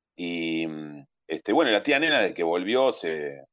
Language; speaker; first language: Spanish; native; Spanish